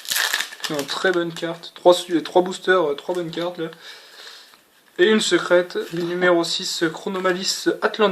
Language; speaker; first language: French; native; French